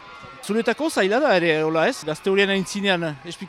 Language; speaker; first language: Basque; native; Basque